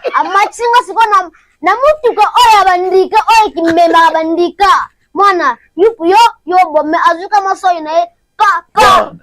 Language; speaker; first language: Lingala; non-native, local second language; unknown